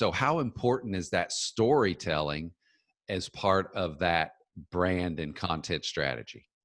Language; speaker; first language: English; native; English